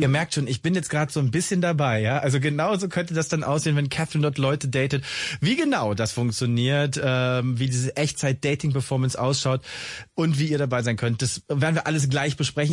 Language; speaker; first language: German; native; German